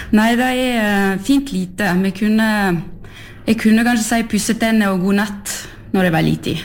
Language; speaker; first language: Norwegian; early bilingual, heritage; Norwegian